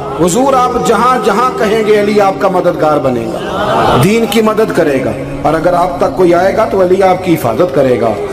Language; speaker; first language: Urdu; non-native, local second language; Punjabi